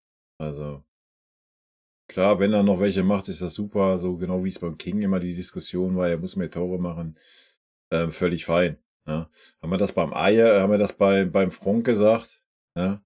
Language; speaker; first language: German; native; German